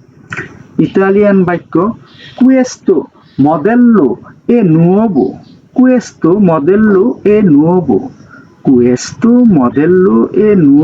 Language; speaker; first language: Italian; non-native, learner; Bangla